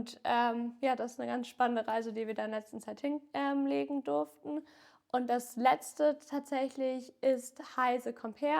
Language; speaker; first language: German; native; German